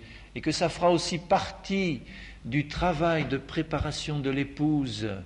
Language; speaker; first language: French; native; French